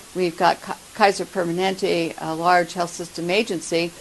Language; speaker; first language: English; native; English